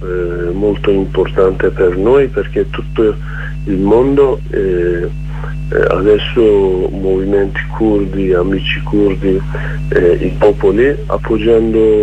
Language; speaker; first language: Italian; non-native, learner; Kurdish